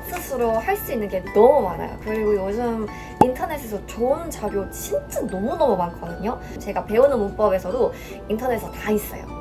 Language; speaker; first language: Korean; non-native, fluent; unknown